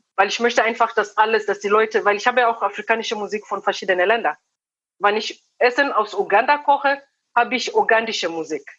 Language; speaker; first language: German; non-native, fluent; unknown